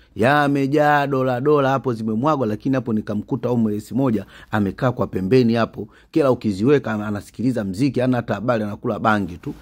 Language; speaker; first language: Swahili; native; Swahili